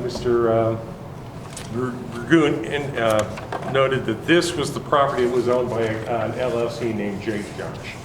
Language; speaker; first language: English; native; English